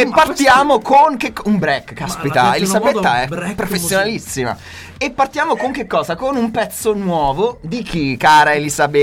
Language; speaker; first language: Italian; native; Italian